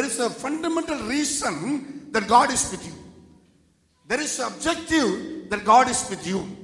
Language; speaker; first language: English; non-native, local second language; Tamil